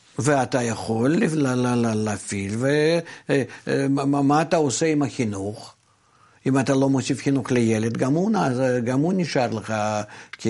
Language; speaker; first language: Hebrew; non-native, fluent; Russian